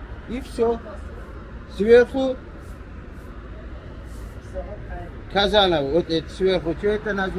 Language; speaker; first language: Russian; non-native, learner; Uzbek